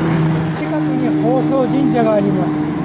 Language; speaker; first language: Japanese; native; Japanese